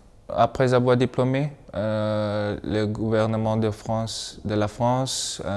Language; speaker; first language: French; non-native, learner; Malay